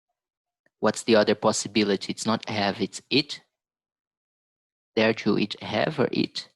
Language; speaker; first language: English; non-native, fluent; Portuguese